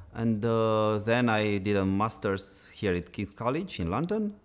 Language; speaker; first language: English; non-native, fluent; Romanian